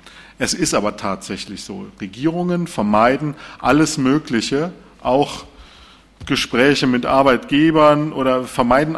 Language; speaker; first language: German; native; German